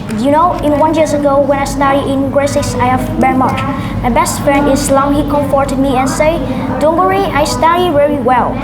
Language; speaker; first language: English; non-native, learner; Vietnamese